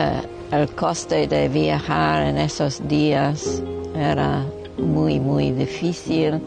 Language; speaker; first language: Spanish; non-native, local second language; English